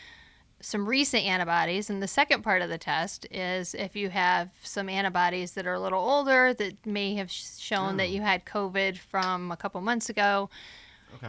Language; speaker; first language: English; native; English